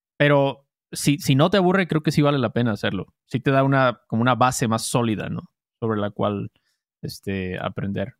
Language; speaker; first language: Spanish; native; Spanish